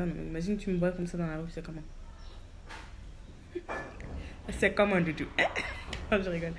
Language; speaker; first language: French; native; French